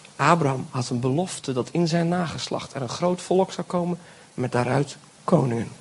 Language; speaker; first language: Dutch; native; Dutch